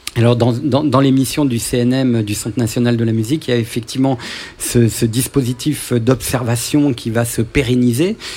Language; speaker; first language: French; native; French